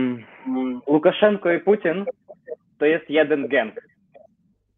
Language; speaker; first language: Polish; non-native, learner; Ukrainian